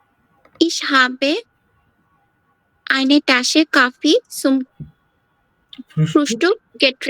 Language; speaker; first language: German; non-native, learner; Bangla